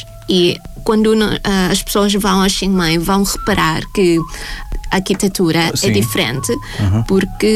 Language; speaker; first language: Portuguese; non-native, fluent; Thai